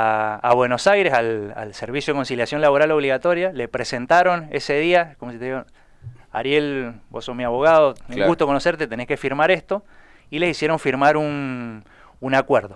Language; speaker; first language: Spanish; native; Spanish